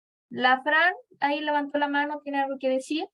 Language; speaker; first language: Spanish; native; Spanish